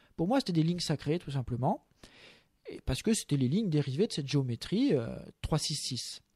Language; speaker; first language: French; native; French